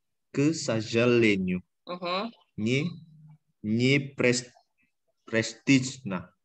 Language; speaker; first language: Russian; non-native, learner; Indonesian